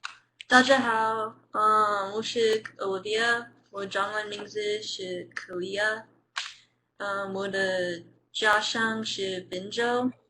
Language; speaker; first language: Chinese; non-native, learner; English